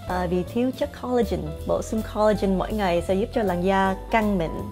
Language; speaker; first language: Vietnamese; early bilingual, heritage; Vietnamese